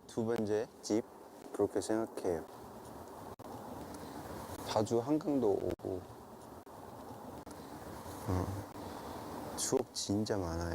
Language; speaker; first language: Korean; non-native, fluent; Cantonese